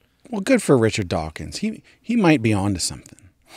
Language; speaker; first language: English; native; English